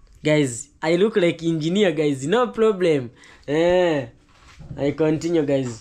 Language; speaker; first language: English; non-native, learner; Swahili